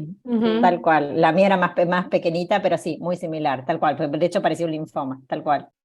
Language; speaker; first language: Spanish; native; Spanish